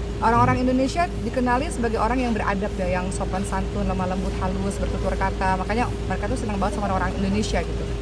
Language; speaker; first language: Indonesian; native; Indonesian